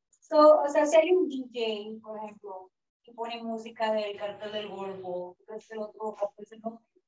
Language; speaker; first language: Spanish; early bilingual, other home language; English